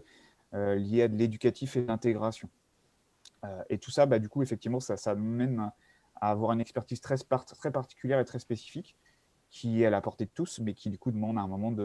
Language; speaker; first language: French; native; French